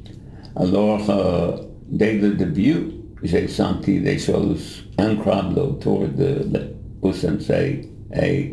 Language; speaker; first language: French; non-native, fluent; English